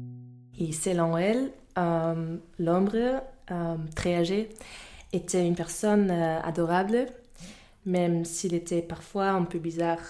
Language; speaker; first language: French; non-native, fluent; German